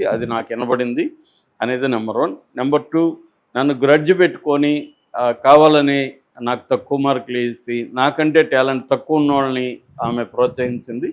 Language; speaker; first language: Telugu; native; Telugu